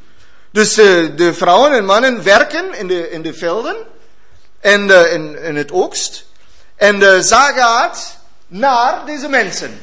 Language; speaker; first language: Dutch; non-native, learner; German